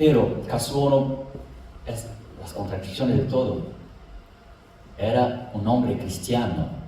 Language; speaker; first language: Spanish; non-native, fluent; Portuguese